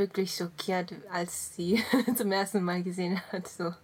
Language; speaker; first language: German; non-native, learner; Japanese